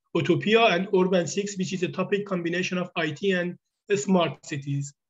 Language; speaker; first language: English; non-native, fluent; Persian